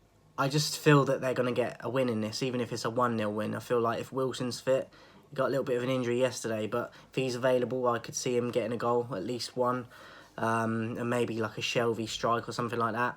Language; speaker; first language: English; native; English